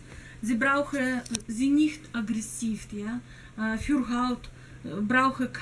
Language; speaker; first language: German; non-native, learner; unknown